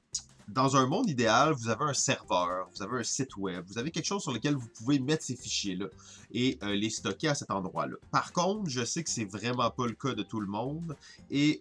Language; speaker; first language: French; native; French